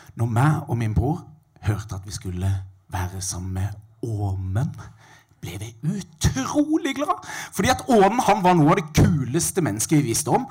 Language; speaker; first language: Norwegian; native; Norwegian